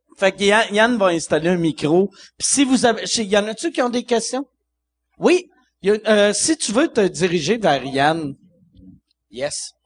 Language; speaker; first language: French; native; French